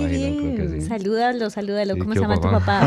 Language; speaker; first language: Spanish; native; Spanish